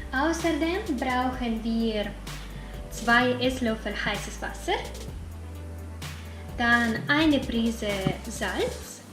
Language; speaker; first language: German; non-native, fluent; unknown